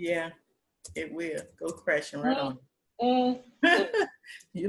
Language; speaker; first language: English; native; English